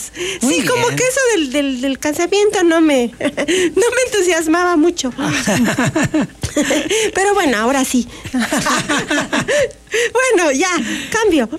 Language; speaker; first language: Spanish; native; Spanish